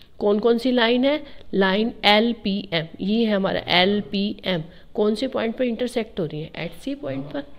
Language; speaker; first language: Hindi; native; Hindi